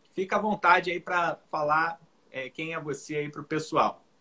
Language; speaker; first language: Portuguese; native; Portuguese